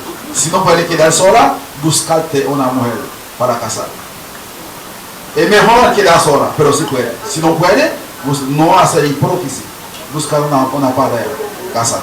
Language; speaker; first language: Spanish; non-native, learner; Haitian Creole